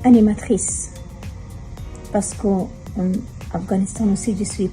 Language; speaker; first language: French; non-native, learner; Persian